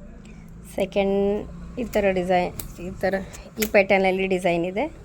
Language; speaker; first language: Kannada; non-native, local second language; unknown